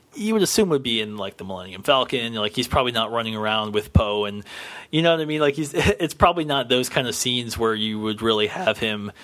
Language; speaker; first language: English; native; English